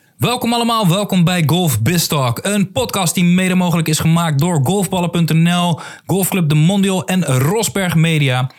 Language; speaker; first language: Dutch; native; Dutch